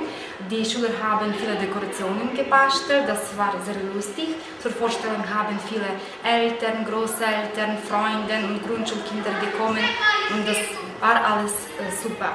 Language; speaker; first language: German; non-native, fluent; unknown